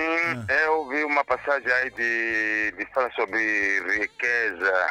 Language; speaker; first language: Portuguese; non-native, local second language; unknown